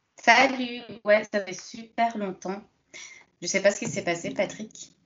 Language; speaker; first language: French; early bilingual, other home language; Spanish